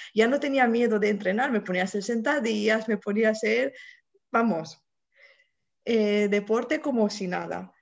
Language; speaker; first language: Spanish; non-native, fluent; Romanian